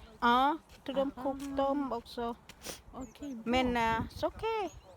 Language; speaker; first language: Swedish; non-native, learner; Thai